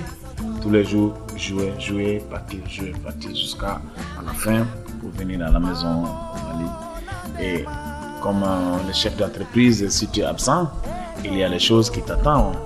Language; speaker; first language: French; non-native, local second language; Bambara